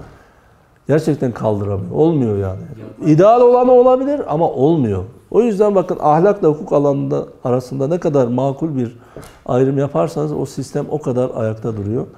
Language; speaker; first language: Turkish; native; Turkish